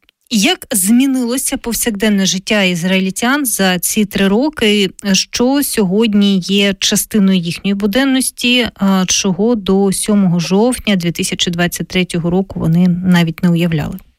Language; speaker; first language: Ukrainian; native; Ukrainian